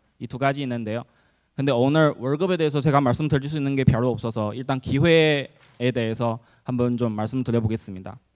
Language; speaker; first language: Korean; non-native, fluent; Chinese